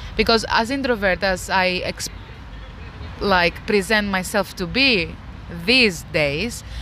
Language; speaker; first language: English; non-native, fluent; Greek